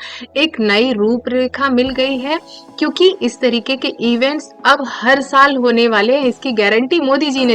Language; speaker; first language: Hindi; native; Hindi